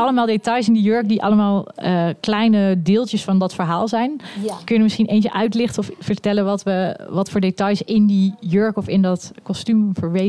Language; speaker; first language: Dutch; native; Dutch